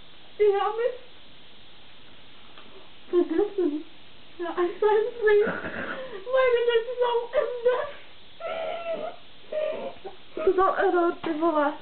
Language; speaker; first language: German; non-native, learner; Czech